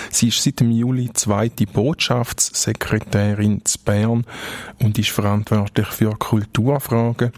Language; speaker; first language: German; native; German